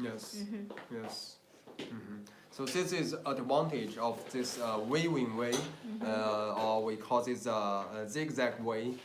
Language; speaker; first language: English; non-native, learner; Chinese